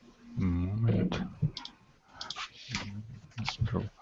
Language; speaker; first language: English; non-native, learner; Russian